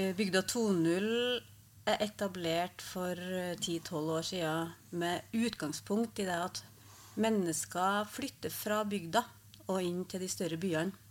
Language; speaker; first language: Norwegian; native; Norwegian